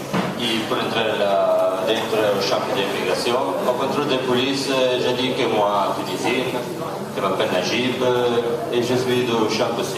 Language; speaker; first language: French; non-native, learner; Italian